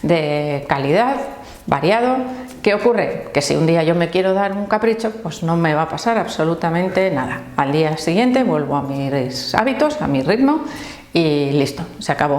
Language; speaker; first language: Spanish; native; Spanish